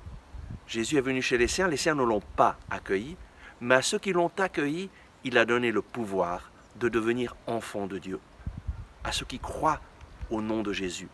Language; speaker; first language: French; native; French